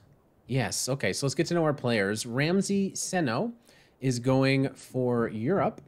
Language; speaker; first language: English; native; English